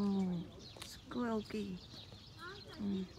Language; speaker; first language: Japanese; non-native, learner; Vietnamese